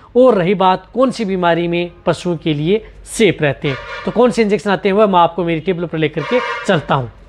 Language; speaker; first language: Hindi; native; Hindi